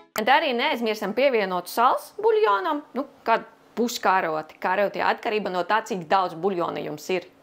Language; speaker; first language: Latvian; non-native, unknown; Ukrainian